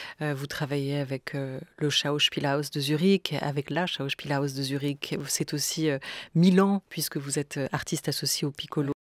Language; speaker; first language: French; native; French